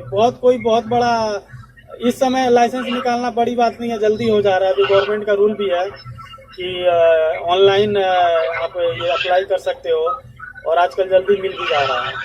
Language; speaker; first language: Hindi; native; Hindi